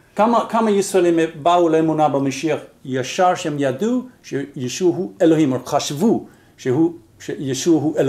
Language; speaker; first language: Hebrew; non-native, fluent; English